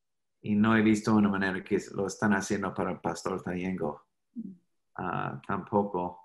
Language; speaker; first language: Spanish; non-native, fluent; English